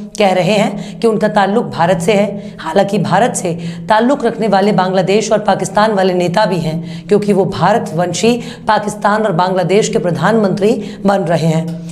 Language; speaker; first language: Hindi; native; Hindi